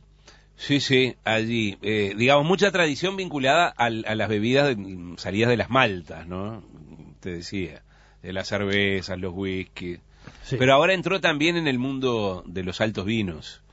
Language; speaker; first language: Spanish; native; Spanish